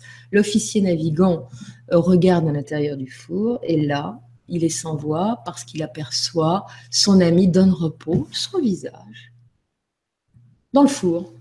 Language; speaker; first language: French; native; French